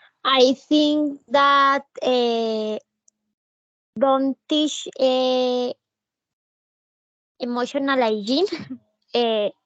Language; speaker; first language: English; non-native, learner; Spanish